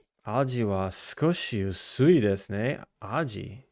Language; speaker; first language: Japanese; non-native, learner; English